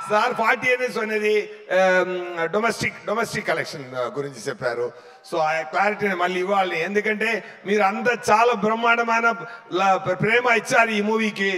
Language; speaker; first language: Telugu; non-native, fluent; Tamil